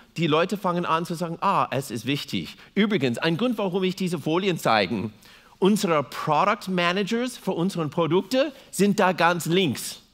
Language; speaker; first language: German; non-native, fluent; English